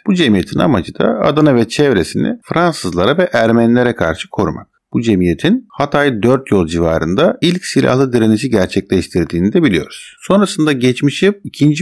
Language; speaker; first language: Turkish; native; Turkish